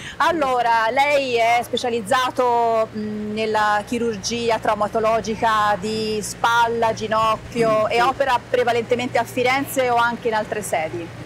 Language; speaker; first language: Italian; native; Italian